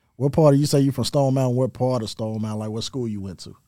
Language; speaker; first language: English; native; English